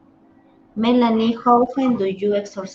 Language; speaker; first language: English; non-native, learner; Spanish